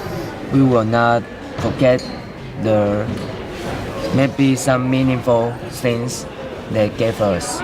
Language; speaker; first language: English; non-native, learner; Chinese